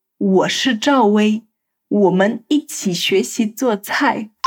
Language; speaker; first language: Chinese; non-native, fluent; Portuguese